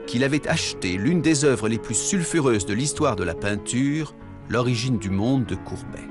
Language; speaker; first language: French; native; French